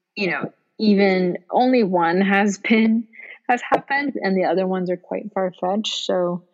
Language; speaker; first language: English; non-native, local second language; Cantonese